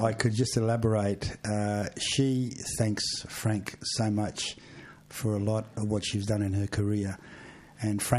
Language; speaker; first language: English; native; English